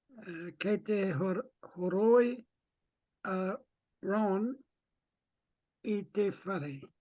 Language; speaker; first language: Māori; non-native, learner; English